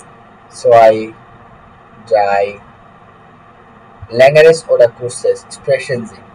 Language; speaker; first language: German; non-native, learner; Bangla